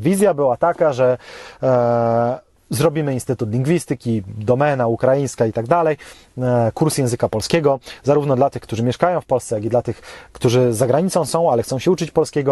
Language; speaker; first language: Polish; native; Polish